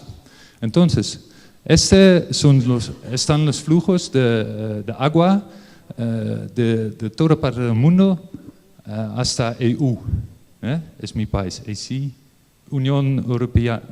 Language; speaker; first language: Spanish; non-native, learner; Dutch